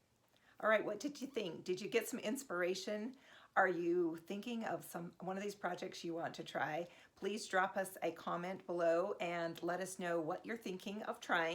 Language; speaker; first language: English; native; English